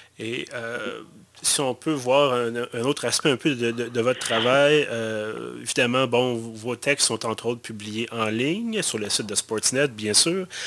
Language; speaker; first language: French; native; French